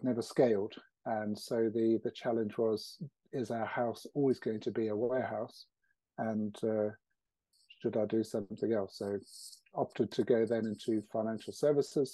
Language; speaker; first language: English; native; English